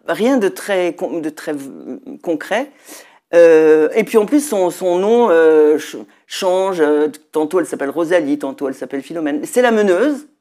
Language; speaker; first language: French; native; French